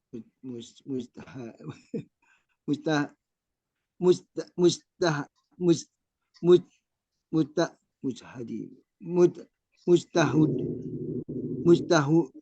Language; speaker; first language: Arabic; non-native, learner; Indonesian